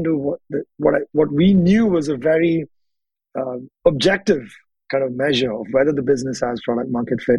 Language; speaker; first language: English; non-native, local second language; Telugu